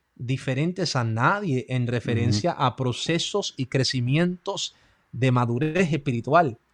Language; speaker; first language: Spanish; early bilingual, heritage; Spanish